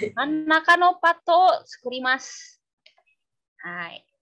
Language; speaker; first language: Japanese; non-native, learner; Indonesian